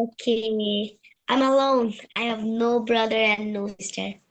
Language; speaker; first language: English; non-native, learner; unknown